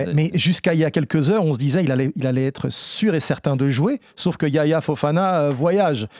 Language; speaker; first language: French; native; French